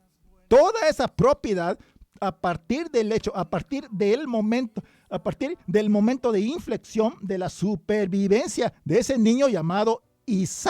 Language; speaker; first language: Spanish; native; Spanish